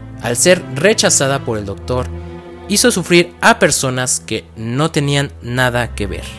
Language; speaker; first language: Spanish; native; Spanish